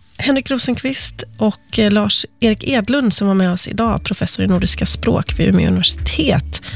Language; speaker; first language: Swedish; native; Swedish